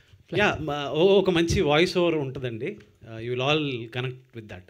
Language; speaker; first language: Telugu; native; Telugu